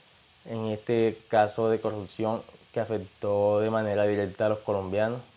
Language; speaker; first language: Spanish; native; Spanish